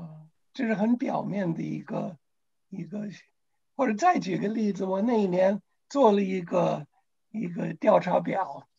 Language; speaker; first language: Chinese; non-native, fluent; English